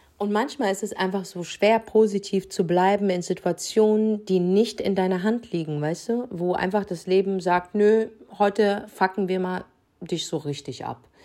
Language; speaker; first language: German; early bilingual, other home language; Arabic